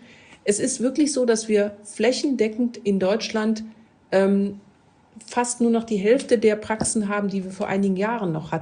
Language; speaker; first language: German; native; German